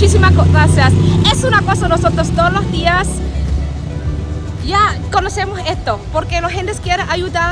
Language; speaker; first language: Spanish; non-native, learner; German